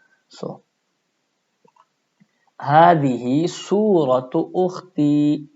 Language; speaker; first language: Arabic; non-native, fluent; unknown